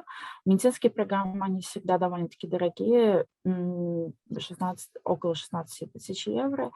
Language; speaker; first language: Russian; native; Russian